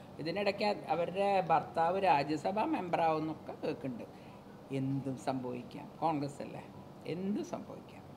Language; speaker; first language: Malayalam; native; Malayalam